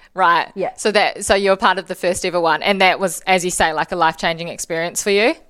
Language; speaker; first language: English; native; English